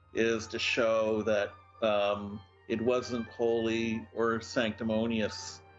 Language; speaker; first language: English; native; English